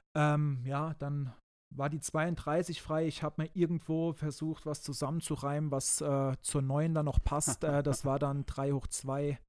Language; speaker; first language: German; native; German